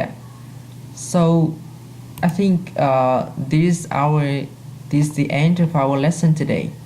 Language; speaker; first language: English; non-native, fluent; Vietnamese